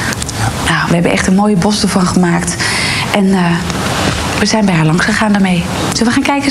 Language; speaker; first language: Dutch; native; Dutch